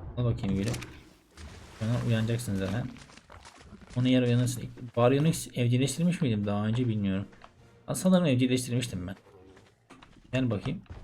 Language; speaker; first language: Turkish; native; Turkish